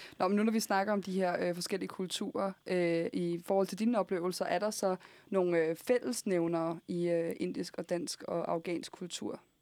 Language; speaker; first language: Danish; native; Danish